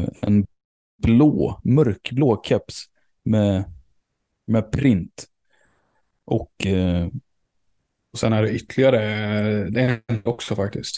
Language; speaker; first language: Swedish; native; Swedish